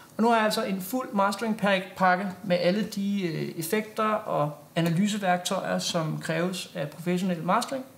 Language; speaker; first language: Danish; native; Danish